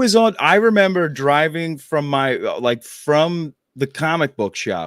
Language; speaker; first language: English; native; English